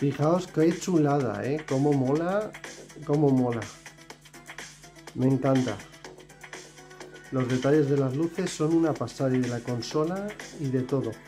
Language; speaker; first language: Spanish; native; Spanish